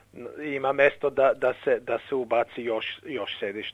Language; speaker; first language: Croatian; early bilingual, heritage; English